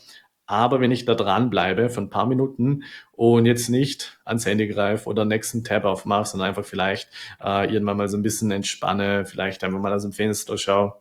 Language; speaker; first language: German; native; German